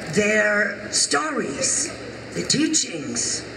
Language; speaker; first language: English; non-native, fluent; German